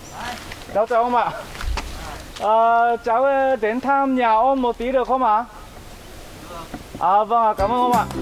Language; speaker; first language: Vietnamese; non-native, fluent; Korean